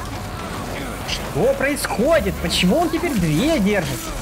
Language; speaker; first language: Russian; native; Russian